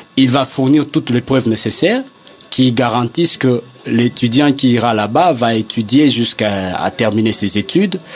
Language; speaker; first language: French; non-native, local second language; Lingala